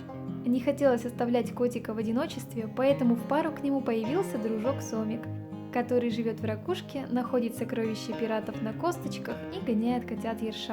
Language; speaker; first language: Russian; native; Russian